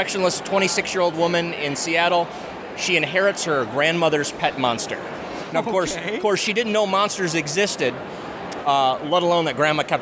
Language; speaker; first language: English; native; English